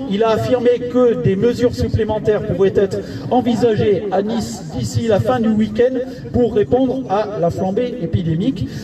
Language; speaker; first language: French; native; French